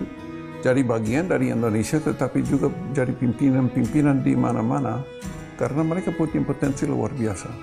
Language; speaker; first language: Indonesian; non-native, fluent; English